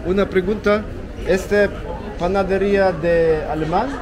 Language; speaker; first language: Spanish; non-native, learner; German